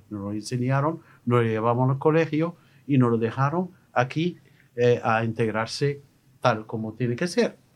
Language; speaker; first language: Spanish; non-native, fluent; Arabic